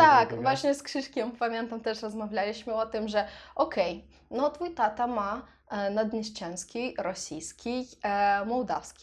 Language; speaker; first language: Polish; non-native, learner; Russian